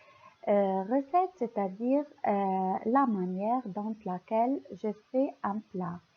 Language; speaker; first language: French; non-native, local second language; Arabic